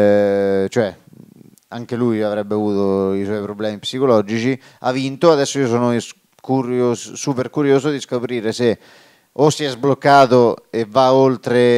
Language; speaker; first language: Italian; native; Italian